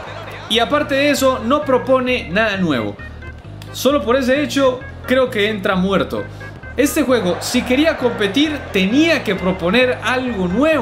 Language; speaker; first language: Spanish; native; Spanish